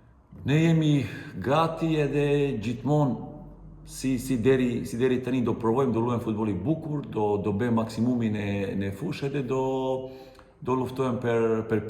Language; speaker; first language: Albanian; non-native, fluent; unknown